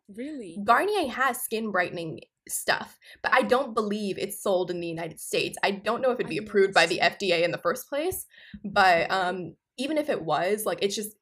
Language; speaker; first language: English; non-native, local second language; Punjabi